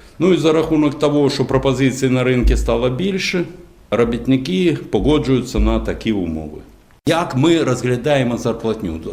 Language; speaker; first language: Ukrainian; non-native, local second language; Russian